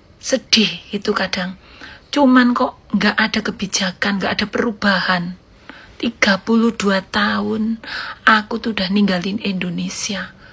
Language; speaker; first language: Indonesian; native; Indonesian